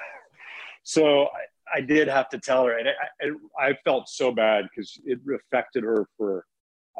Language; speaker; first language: English; native; English